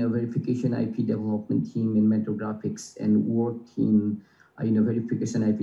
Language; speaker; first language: English; non-native, local second language; Assamese